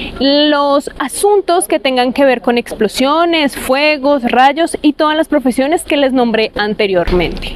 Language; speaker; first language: Spanish; native; Spanish